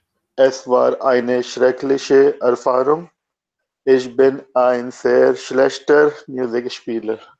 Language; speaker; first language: German; non-native, learner; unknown